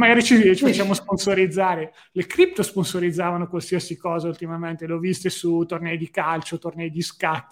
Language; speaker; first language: Italian; native; Italian